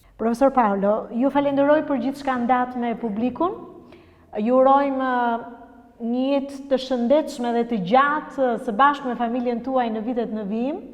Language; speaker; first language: Albanian; native; Albanian